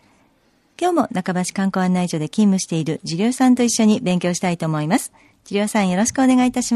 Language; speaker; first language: Japanese; native; Japanese